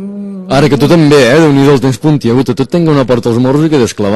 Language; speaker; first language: Catalan; native; Catalan